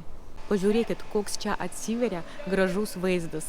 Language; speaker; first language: Lithuanian; non-native, learner; Russian